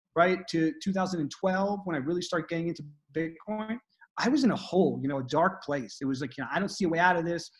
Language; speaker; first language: English; native; English